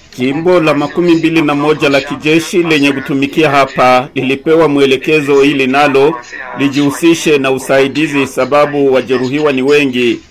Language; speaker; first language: Swahili; native; Swahili